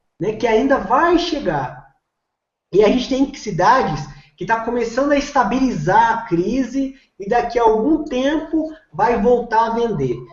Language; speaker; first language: Portuguese; native; Portuguese